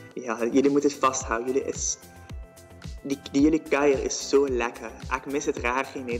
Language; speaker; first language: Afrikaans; non-native, learner; Dutch